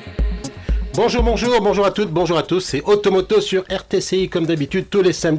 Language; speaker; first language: French; non-native, local second language; Arabic